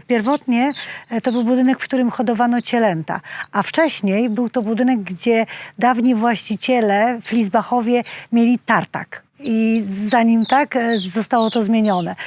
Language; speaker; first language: Polish; native; Polish